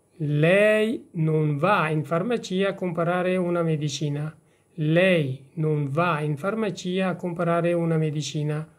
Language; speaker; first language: Italian; non-native, fluent; Persian